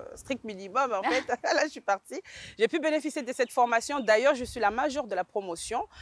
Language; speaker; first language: French; native; French